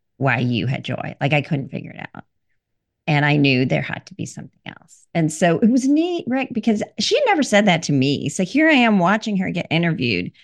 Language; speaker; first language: English; early bilingual, other home language; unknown